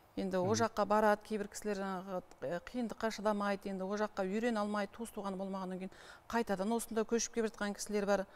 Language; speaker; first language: Kazakh; early bilingual, heritage; Kazakh